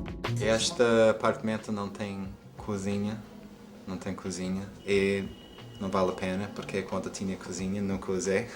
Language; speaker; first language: Portuguese; non-native, fluent; English